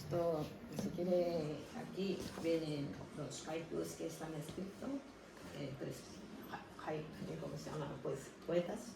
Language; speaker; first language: Spanish; non-native, fluent; Japanese